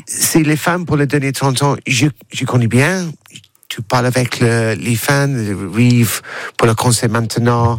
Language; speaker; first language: French; non-native, learner; English